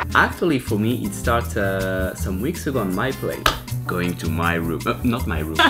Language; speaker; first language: English; non-native, learner; French